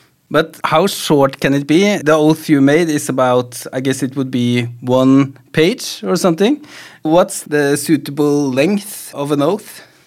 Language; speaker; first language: English; non-native, fluent; Norwegian